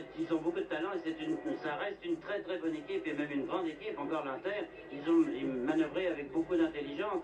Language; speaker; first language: French; native; French